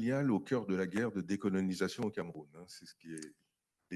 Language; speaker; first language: French; native; French